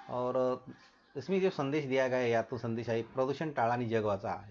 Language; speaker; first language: Hindi; non-native, local second language; Marathi